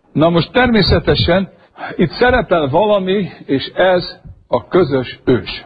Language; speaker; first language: Hungarian; native; Hungarian